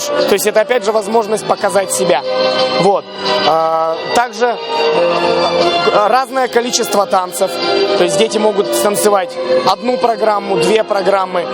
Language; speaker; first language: Russian; native; Russian